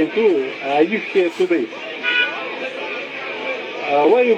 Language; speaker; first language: English; non-native, learner; Russian